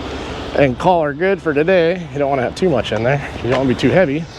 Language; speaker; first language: English; native; English